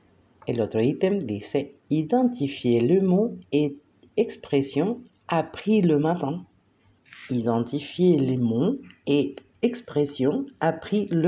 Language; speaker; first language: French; non-native, fluent; Spanish